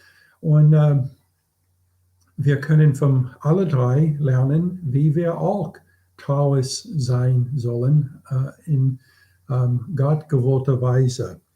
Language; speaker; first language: German; non-native, fluent; English